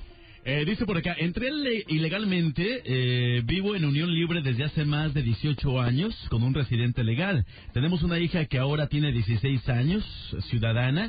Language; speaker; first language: Spanish; native; Spanish